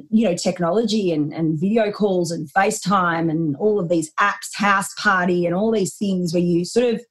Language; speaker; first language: English; native; English